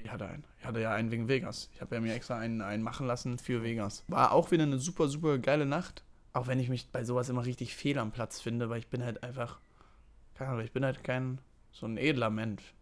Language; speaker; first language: German; native; German